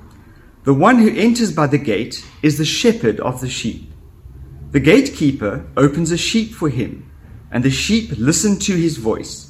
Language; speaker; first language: English; native; English